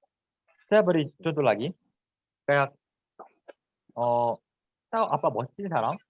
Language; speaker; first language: Indonesian; non-native, fluent; Korean